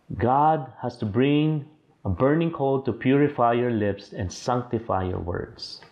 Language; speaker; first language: English; non-native, local second language; Filipino